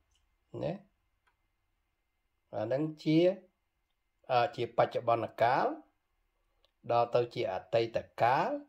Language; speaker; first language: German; non-native, fluent; Khmer